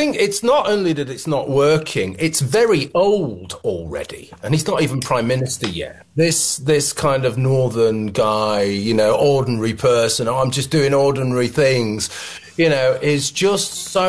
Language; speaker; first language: English; native; English